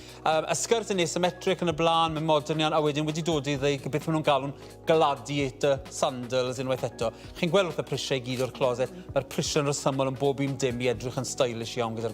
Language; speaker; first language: Welsh; native; Welsh